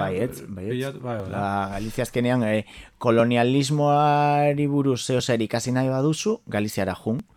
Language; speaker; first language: Basque; non-native, local second language; Galician